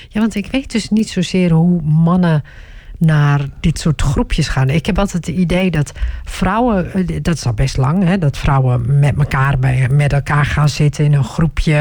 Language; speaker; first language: Dutch; early bilingual, other home language; Turkish